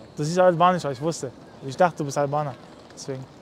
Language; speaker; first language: German; native; German